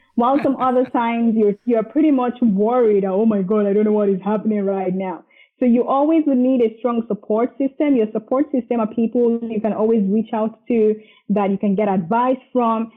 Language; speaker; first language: English; non-native, local second language; Yoruba